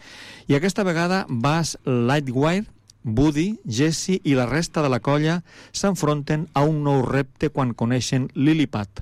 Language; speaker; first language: Catalan; native; Catalan